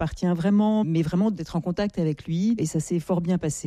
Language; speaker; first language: French; native; French